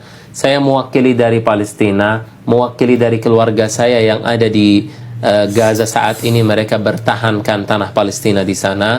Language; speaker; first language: Indonesian; non-native, fluent; Arabic